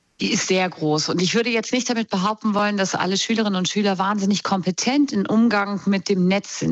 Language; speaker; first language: German; native; German